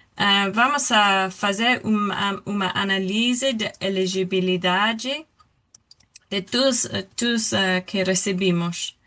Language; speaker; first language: Portuguese; non-native, learner; English